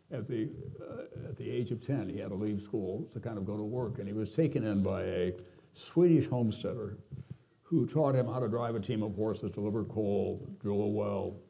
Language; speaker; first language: English; native; English